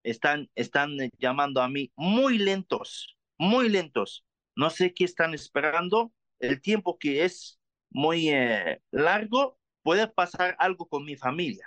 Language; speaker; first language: Spanish; non-native, learner; Arabic